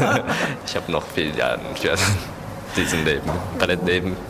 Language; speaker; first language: German; non-native, learner; Japanese